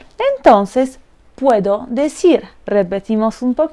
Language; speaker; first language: Spanish; non-native, fluent; Polish